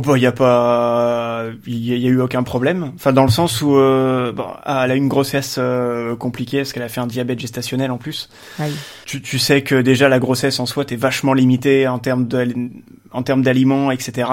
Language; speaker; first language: French; native; French